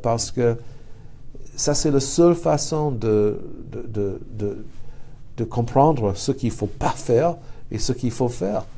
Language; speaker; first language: French; non-native, fluent; English